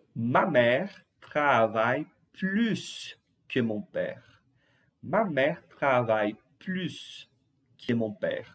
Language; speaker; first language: French; non-native, fluent; Portuguese